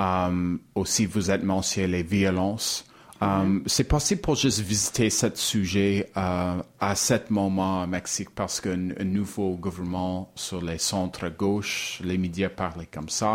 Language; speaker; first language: French; non-native, learner; English